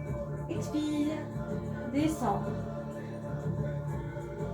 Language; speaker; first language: French; native; French